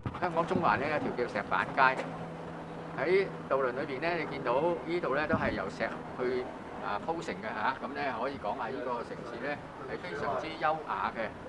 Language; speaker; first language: Cantonese; native; Cantonese